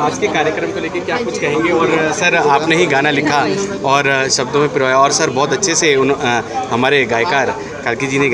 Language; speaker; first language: Hindi; native; Hindi